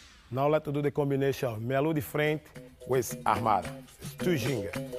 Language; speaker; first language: English; non-native, fluent; Portuguese